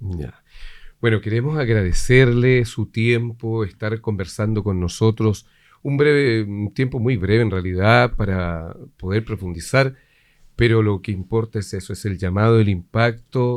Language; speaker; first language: Spanish; native; Spanish